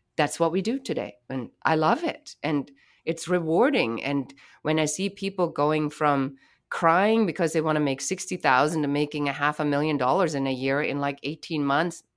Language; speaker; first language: English; non-native, fluent; German